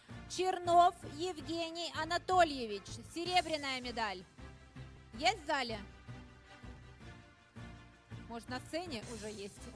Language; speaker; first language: Russian; native; Russian